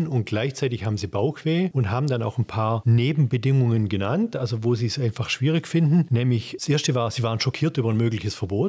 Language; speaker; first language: German; native; German